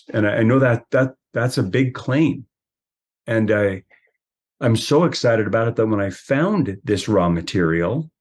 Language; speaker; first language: English; native; English